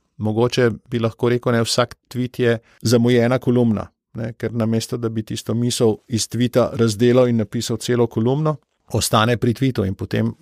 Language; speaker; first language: Slovenian; native; Slovenian